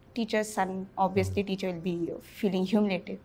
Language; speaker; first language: English; non-native, local second language; Bhojpuri